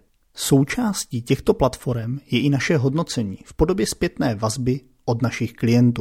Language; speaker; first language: Czech; native; Czech